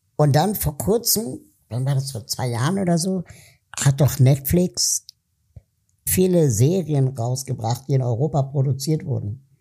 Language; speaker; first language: German; native; German